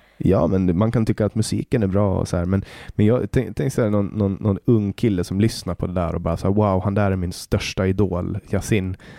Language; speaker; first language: Swedish; native; Swedish